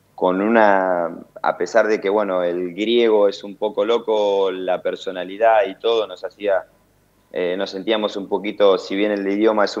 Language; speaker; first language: Spanish; native; Spanish